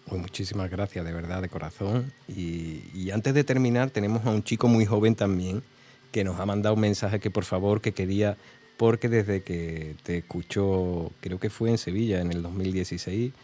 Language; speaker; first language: Spanish; native; Spanish